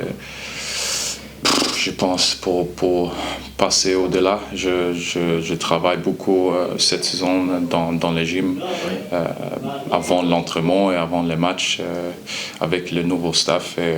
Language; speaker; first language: French; non-native, learner; Swedish